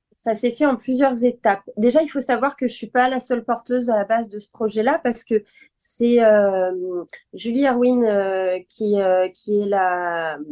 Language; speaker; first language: French; native; French